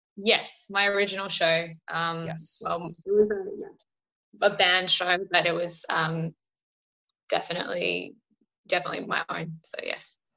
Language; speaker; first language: English; native; English